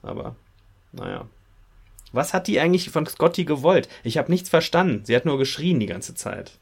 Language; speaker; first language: German; native; German